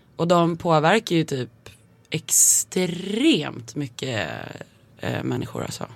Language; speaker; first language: Swedish; native; Swedish